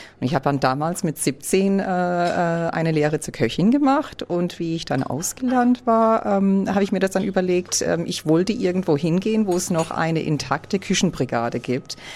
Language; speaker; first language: German; early bilingual, heritage; English